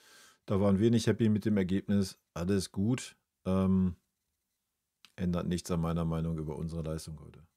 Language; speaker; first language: German; native; German